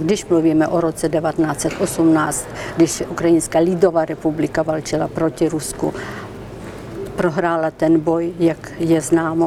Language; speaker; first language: Czech; non-native, fluent; Ukrainian